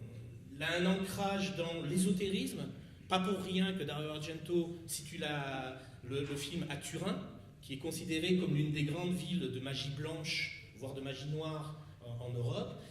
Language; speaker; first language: French; native; French